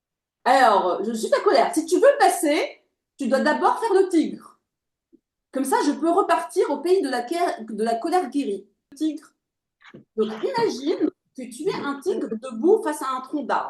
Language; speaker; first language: French; native; French